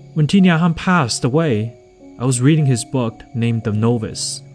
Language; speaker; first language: English; non-native, fluent; Chinese